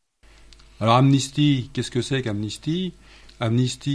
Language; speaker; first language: French; native; French